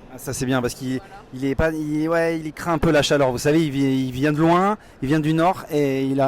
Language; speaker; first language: French; native; French